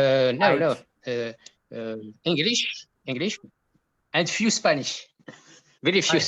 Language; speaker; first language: English; non-native, local second language; Arabic